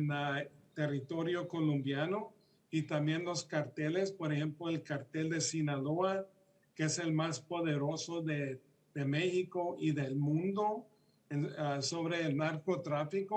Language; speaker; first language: Spanish; early bilingual, heritage; Spanish